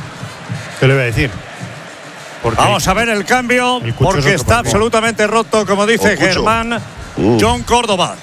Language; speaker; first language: Spanish; native; Spanish